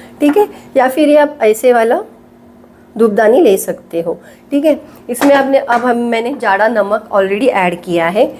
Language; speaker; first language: Hindi; non-native, local second language; Marathi